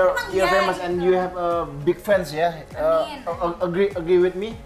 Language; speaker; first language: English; non-native, learner; Indonesian